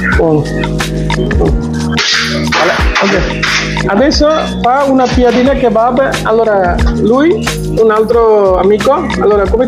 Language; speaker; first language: Italian; non-native, learner; Bangla